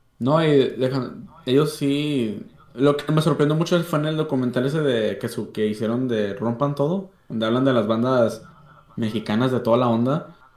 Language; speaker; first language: Spanish; native; Spanish